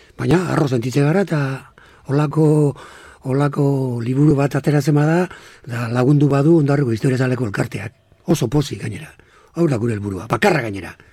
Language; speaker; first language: Basque; native; Basque